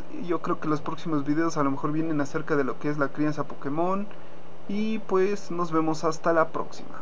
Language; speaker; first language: Spanish; native; Spanish